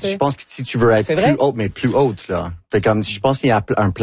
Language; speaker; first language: French; non-native, local second language; English